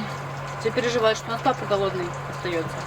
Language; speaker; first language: Russian; native; Russian